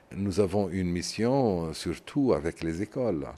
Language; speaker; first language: French; non-native, fluent; Arabic